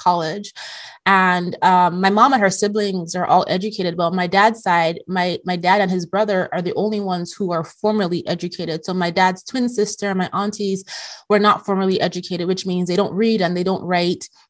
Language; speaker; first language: English; non-native, local second language; Yoruba